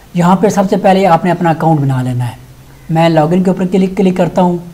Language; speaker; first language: Urdu; native; Urdu